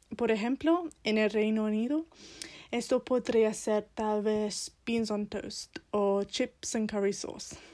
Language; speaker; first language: Spanish; non-native, fluent; English